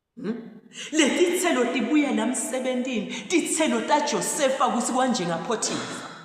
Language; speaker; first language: Zulu; non-native, local second language; Swati